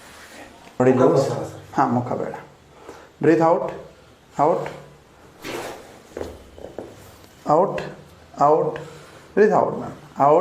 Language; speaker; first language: Kannada; non-native, local second language; Gujarati